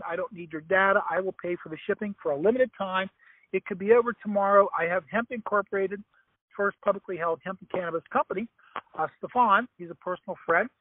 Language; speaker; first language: English; native; English